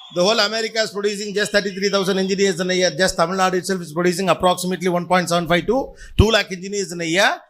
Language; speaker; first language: English; non-native, local second language; Tamil